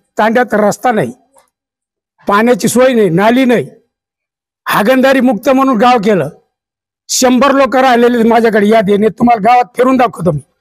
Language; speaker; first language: Marathi; non-native, local second language; Lambadi